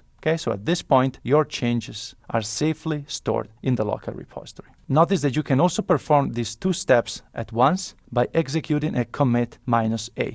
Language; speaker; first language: English; non-native, fluent; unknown